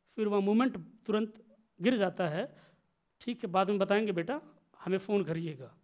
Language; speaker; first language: Hindi; native; Hindi